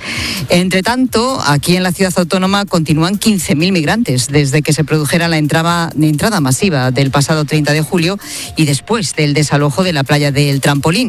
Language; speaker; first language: Spanish; native; Spanish